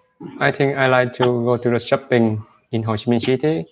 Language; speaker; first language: English; non-native, learner; Vietnamese